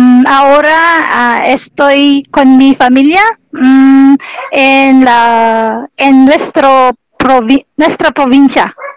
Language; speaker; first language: Spanish; non-native, learner; Filipino